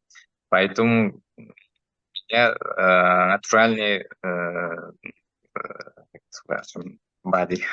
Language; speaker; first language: Russian; non-native, fluent; Uzbek